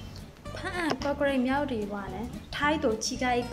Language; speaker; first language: Japanese; non-native, learner; Burmese